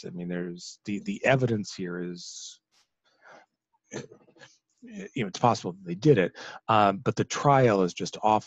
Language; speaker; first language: English; native; English